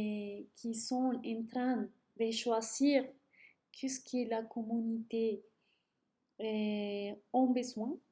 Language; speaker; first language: French; non-native, learner; Spanish